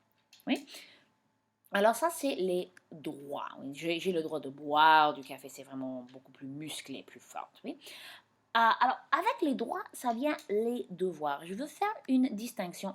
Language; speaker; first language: French; non-native, fluent; English